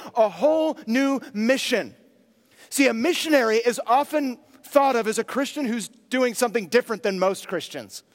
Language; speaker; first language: English; native; English